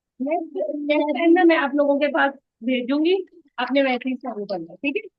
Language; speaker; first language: Urdu; native; Urdu